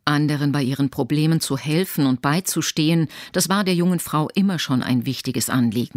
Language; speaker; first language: German; native; German